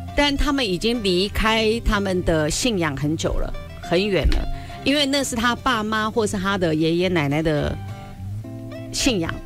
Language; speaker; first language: Chinese; native; Chinese